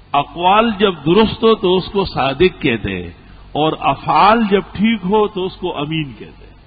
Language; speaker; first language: Urdu; non-native, local second language; Pashto